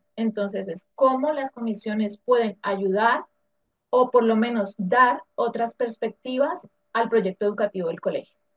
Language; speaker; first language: Spanish; native; Spanish